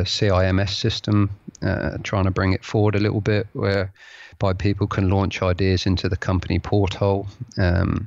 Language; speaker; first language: English; native; English